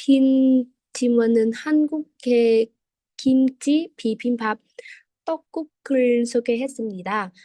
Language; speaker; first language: Korean; non-native, fluent; Vietnamese